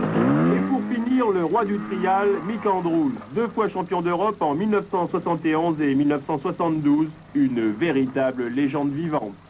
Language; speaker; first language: French; native; French